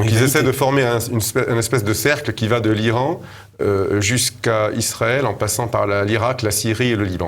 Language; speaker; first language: French; native; French